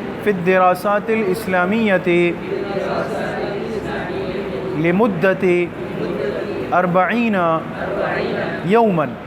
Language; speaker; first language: Arabic; non-native, fluent; Urdu